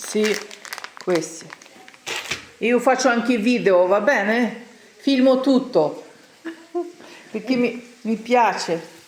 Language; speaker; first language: Italian; non-native, learner; Ukrainian